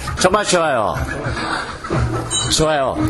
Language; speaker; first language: Korean; non-native, learner; Japanese